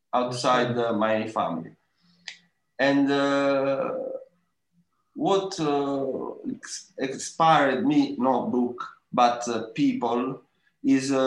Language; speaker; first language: English; non-native, learner; Italian